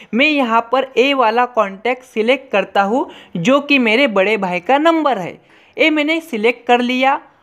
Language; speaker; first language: Hindi; non-native, local second language; Marathi